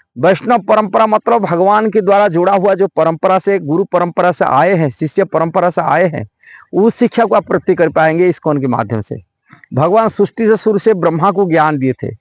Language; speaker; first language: Hindi; non-native, local second language; Odia